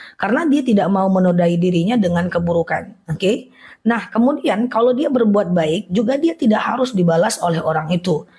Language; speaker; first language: Indonesian; non-native, local second language; Minangkabau